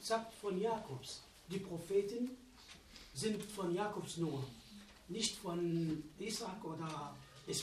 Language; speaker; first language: German; non-native, learner; Arabic